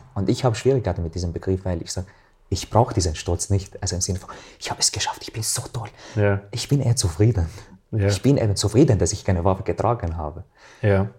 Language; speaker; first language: German; non-native, fluent; Arabic